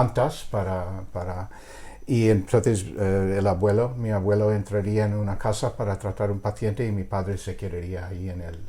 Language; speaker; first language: Spanish; non-native, fluent; English